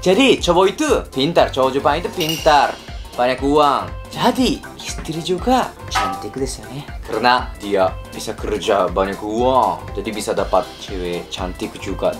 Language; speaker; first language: Indonesian; non-native, learner; Japanese